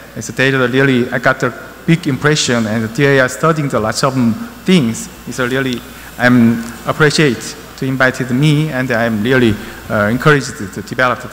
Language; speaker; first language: English; non-native, learner; Korean